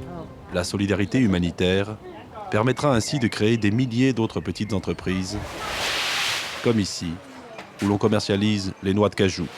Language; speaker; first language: French; native; French